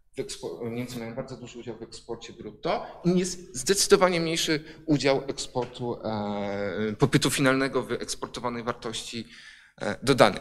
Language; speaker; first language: Polish; native; Polish